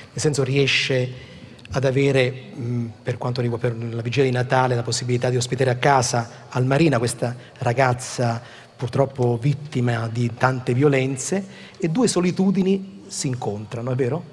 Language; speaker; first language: Italian; native; Italian